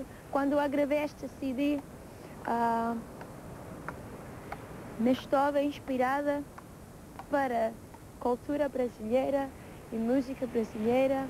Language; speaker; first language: Portuguese; early bilingual, heritage; English